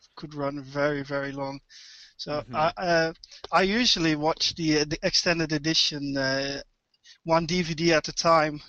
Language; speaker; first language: English; non-native, fluent; Dutch